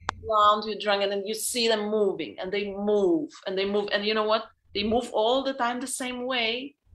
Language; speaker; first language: English; non-native, fluent; Polish